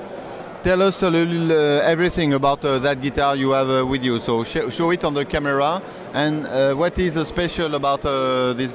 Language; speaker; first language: English; non-native, fluent; French